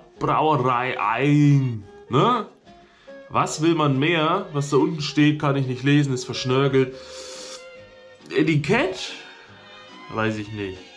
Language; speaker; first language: German; native; German